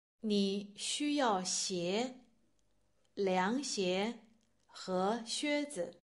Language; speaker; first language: Chinese; non-native, learner; Russian